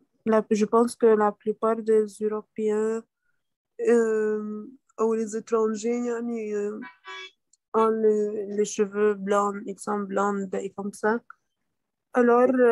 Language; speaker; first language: French; non-native, learner; Arabic